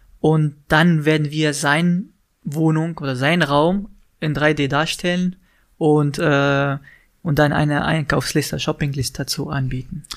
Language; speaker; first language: German; non-native, fluent; Arabic